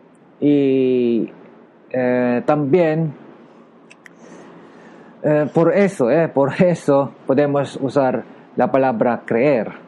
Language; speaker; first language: Spanish; non-native, learner; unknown